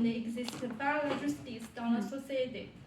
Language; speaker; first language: French; non-native, learner; Chinese